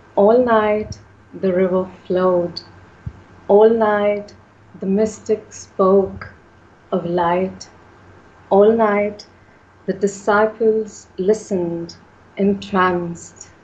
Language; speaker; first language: English; non-native, local second language; Punjabi